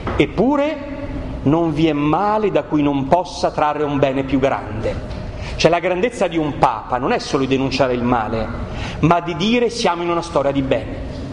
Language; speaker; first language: Italian; native; Italian